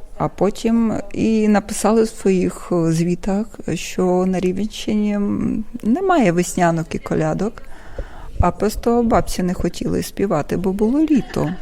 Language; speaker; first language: Ukrainian; native; Ukrainian